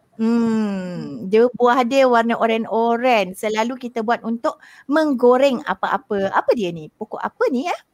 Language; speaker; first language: Malay; native; Malay